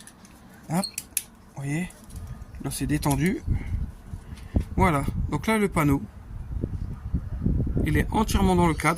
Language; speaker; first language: French; native; French